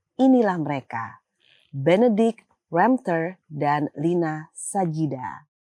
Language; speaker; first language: Indonesian; native; Indonesian